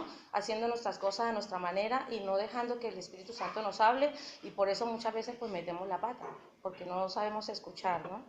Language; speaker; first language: Spanish; native; Spanish